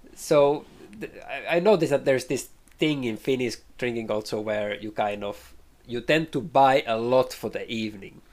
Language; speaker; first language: English; non-native, fluent; Finnish